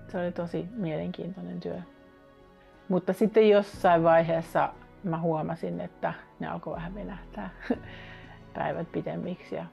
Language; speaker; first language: Finnish; native; Finnish